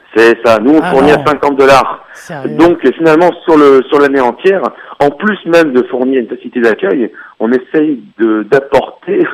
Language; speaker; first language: French; native; French